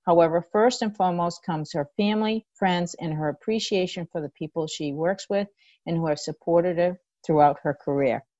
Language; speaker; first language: English; native; English